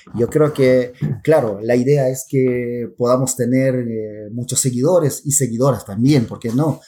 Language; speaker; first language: Spanish; native; Spanish